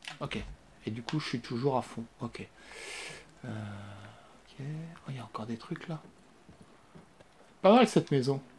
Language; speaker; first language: French; native; French